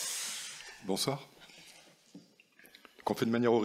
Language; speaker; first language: French; native; French